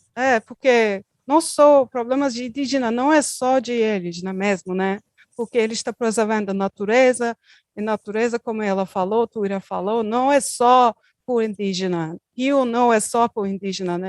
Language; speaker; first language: Portuguese; non-native, learner; Turkish